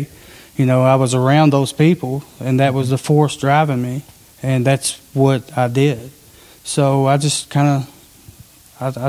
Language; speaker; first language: English; native; English